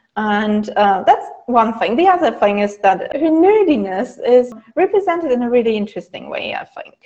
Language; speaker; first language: English; non-native, fluent; German